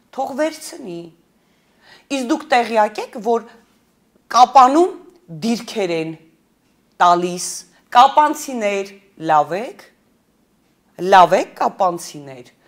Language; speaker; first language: Armenian; early bilingual, heritage; Armenian